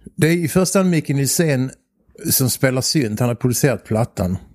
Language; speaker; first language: Swedish; native; Swedish